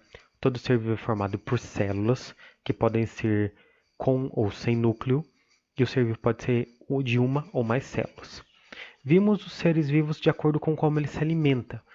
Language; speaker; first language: Portuguese; native; Portuguese